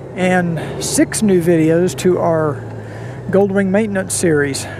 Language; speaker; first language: English; native; English